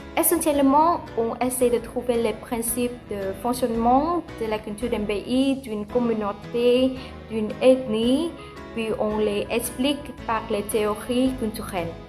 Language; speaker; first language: French; non-native, fluent; Vietnamese